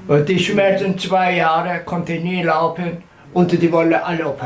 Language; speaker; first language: German; non-native, learner; Korean